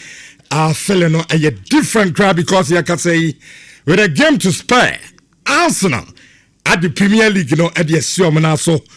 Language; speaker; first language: English; non-native, local second language; Akan